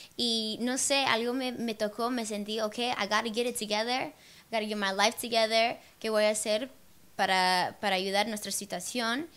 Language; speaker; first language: Spanish; early bilingual, heritage; Spanish